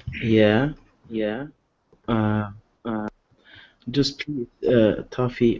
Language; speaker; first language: English; non-native, learner; Arabic